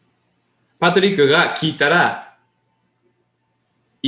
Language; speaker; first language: Japanese; non-native, learner; English